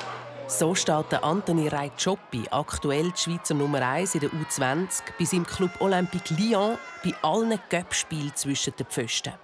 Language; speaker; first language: German; native; German